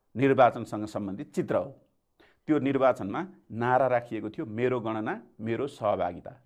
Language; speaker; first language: Nepali; native; Nepali